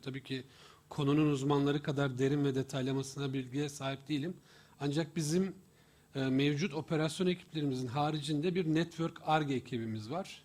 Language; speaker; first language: Turkish; native; Turkish